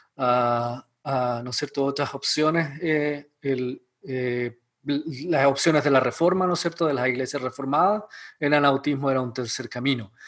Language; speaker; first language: Spanish; native; Spanish